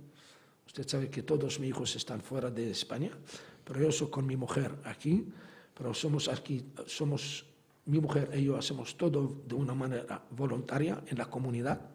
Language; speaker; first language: Spanish; non-native, fluent; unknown